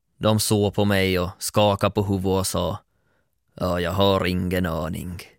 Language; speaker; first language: Swedish; native; Swedish